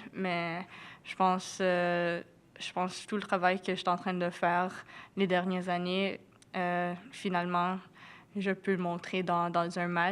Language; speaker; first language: French; non-native, local second language; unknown